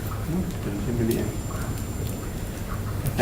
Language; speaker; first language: English; native; English